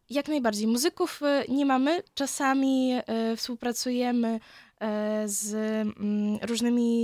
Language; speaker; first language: Polish; non-native, fluent; Ukrainian